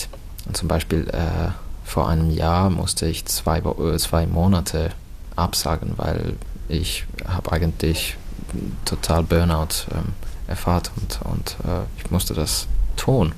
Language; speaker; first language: German; non-native, fluent; Finnish